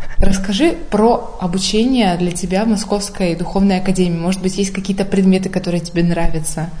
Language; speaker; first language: Russian; native; Russian